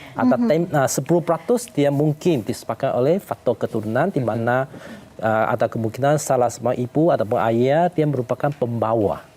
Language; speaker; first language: Malay; non-native, local second language; Chinese